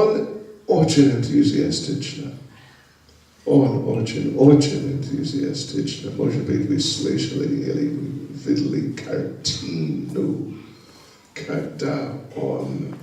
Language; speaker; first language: Russian; non-native, learner; English